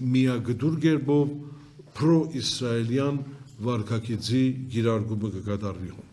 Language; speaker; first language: Armenian; early bilingual, heritage; Armenian